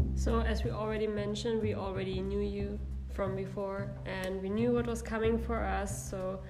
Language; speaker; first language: English; non-native, fluent; German